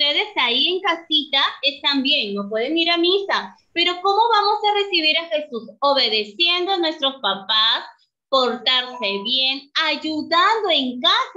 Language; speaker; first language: Spanish; native; Spanish